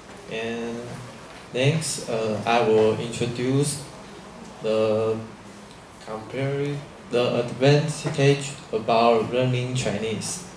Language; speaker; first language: English; non-native, learner; Chinese